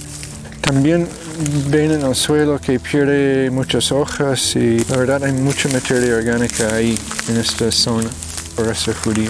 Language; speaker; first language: Spanish; non-native, fluent; English